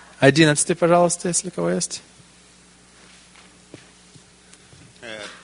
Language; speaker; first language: Russian; early bilingual, heritage; Russian